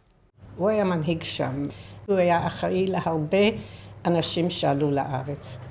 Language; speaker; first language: Hebrew; non-native, fluent; English